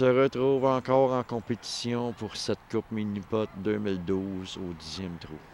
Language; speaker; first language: French; native; French